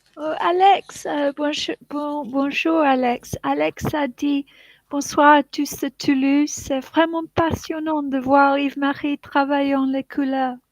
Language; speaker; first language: French; non-native, learner; English